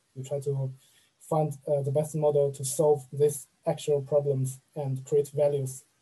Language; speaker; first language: English; non-native, fluent; Chinese